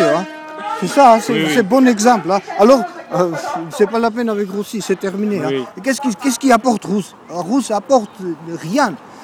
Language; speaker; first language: French; non-native, learner; Georgian